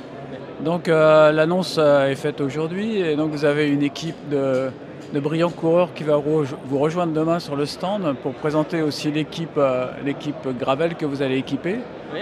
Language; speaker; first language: French; native; French